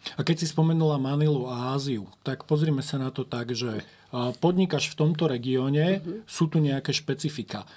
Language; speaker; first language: Slovak; native; Slovak